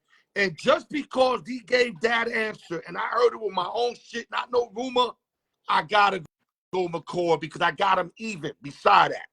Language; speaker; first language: English; native; English